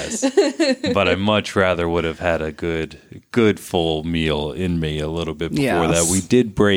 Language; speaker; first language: English; native; English